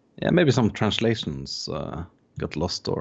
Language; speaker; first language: English; non-native, fluent; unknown